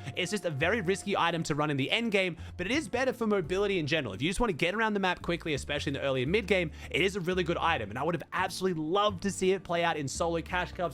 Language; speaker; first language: English; native; English